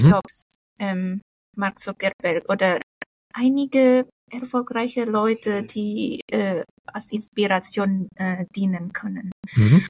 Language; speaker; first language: German; non-native, fluent; Indonesian